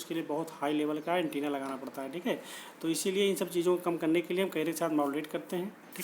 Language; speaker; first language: Hindi; native; Hindi